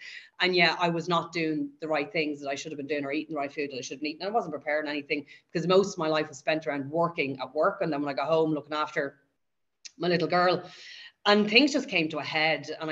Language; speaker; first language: English; native; English